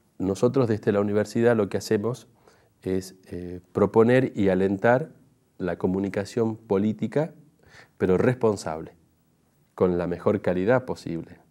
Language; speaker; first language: Spanish; native; Spanish